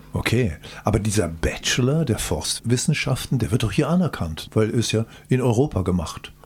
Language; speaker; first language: German; native; German